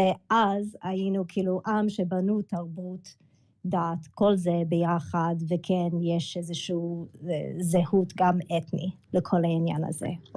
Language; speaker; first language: Hebrew; early bilingual, other home language; English